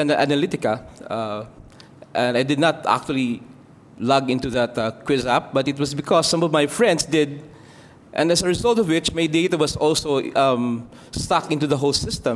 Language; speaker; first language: English; non-native, local second language; Filipino